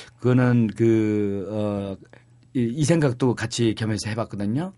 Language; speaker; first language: Korean; native; Korean